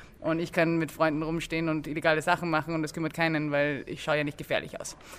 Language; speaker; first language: German; early bilingual, other home language; English